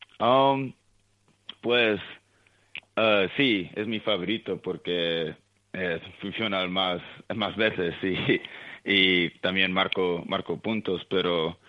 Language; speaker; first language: Spanish; early bilingual, heritage; Spanish